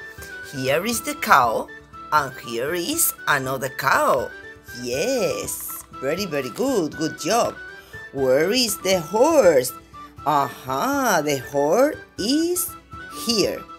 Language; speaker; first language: English; non-native, fluent; Spanish